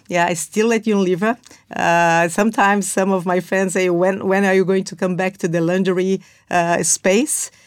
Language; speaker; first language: English; non-native, fluent; Portuguese